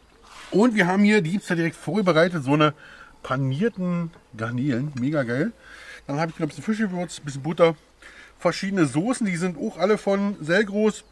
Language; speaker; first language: German; native; German